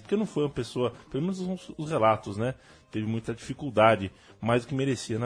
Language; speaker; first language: Portuguese; native; Portuguese